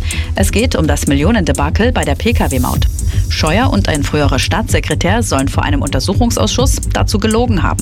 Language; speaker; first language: German; native; German